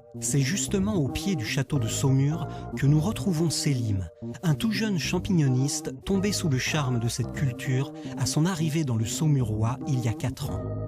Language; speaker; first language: French; native; French